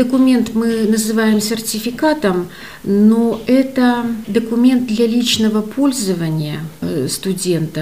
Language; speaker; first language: Russian; native; Russian